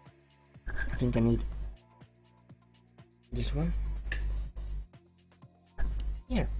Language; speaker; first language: English; non-native, learner; Swedish